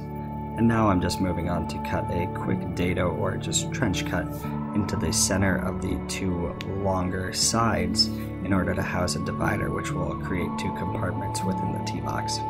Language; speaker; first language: English; native; English